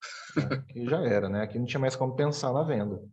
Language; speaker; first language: Portuguese; native; Portuguese